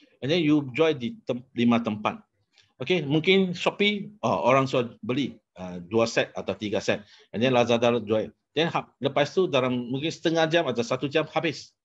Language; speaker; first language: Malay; non-native, local second language; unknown